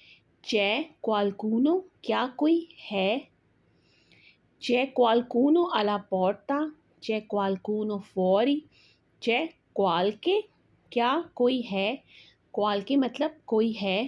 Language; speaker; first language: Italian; non-native, fluent; Urdu